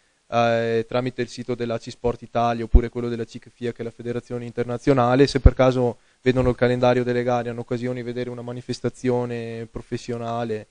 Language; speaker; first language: Italian; native; Italian